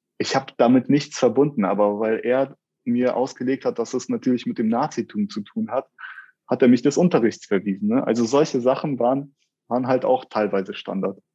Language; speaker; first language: German; early bilingual, other home language; Russian